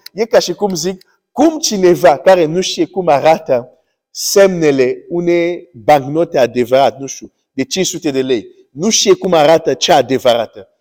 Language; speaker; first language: Romanian; early bilingual, heritage; Romanian